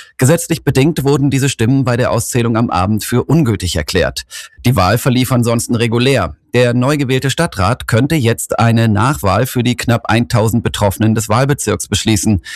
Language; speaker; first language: German; native; German